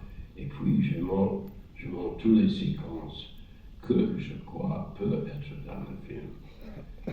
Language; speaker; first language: French; non-native, fluent; English